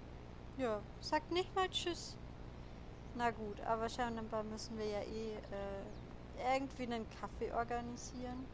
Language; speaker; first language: German; native; German